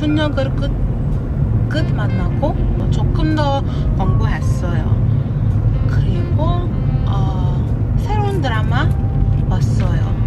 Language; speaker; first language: Korean; non-native, learner; English